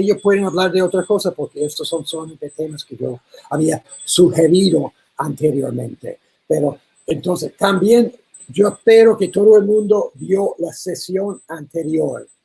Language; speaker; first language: Spanish; non-native, learner; English